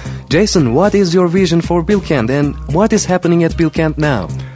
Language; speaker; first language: English; non-native, fluent; Turkish